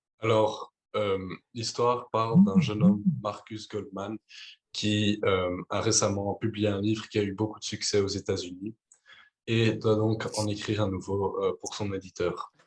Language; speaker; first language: French; non-native, learner; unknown